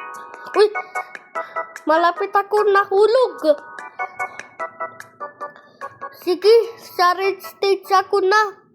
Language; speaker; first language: Filipino; non-native, learner; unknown